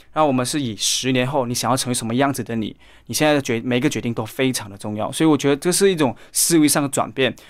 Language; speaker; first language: Chinese; native; Chinese